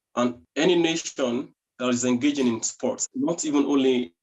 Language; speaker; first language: English; non-native, local second language; Yoruba